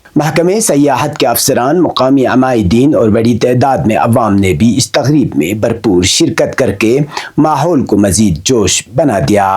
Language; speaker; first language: Urdu; non-native, local second language; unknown